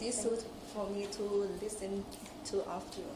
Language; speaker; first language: English; non-native, local second language; Thai